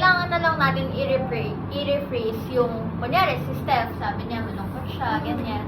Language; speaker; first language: Filipino; native; Filipino